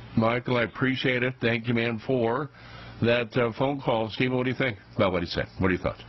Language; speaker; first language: English; native; English